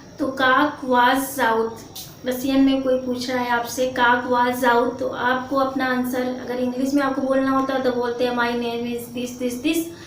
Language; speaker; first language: Hindi; native; Hindi